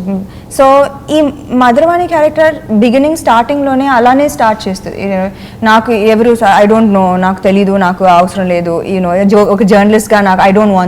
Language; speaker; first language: Telugu; non-native, fluent; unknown